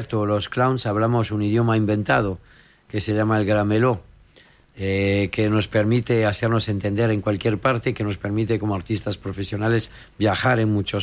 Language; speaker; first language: Spanish; non-native, fluent; French